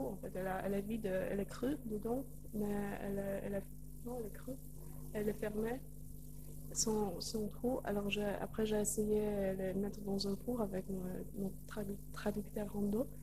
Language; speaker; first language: French; non-native, learner; Polish